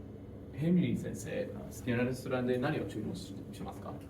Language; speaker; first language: Japanese; non-native, fluent; English